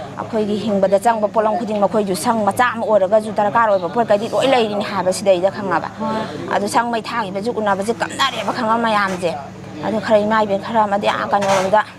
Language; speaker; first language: Manipuri; native; Manipuri